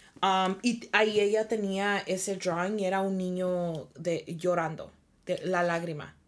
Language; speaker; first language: Spanish; early bilingual, heritage; Spanish